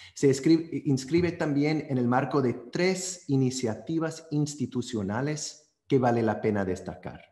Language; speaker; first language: Spanish; non-native, fluent; English